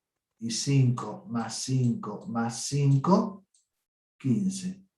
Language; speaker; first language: Spanish; native; Spanish